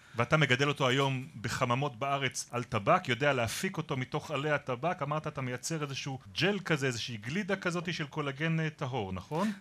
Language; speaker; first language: Hebrew; native; Hebrew